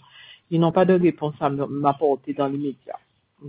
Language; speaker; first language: French; native; French